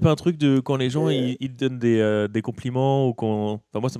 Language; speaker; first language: French; native; French